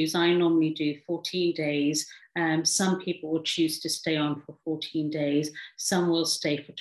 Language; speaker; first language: English; early bilingual, other home language; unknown